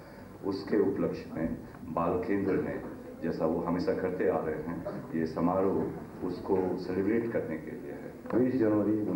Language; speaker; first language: Hindi; native; Hindi